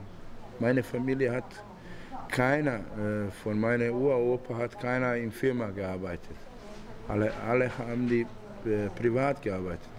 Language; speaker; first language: German; non-native, learner; Bosnian